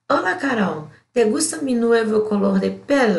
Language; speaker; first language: Spanish; non-native, learner; Portuguese